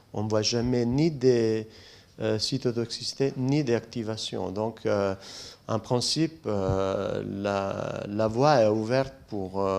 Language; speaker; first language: French; non-native, fluent; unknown